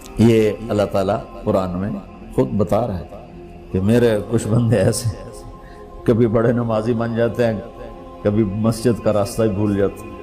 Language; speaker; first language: Urdu; native; Urdu